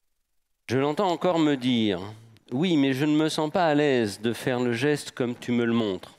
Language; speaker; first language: French; native; French